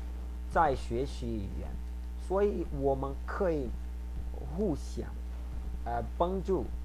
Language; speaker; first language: Chinese; non-native, fluent; Portuguese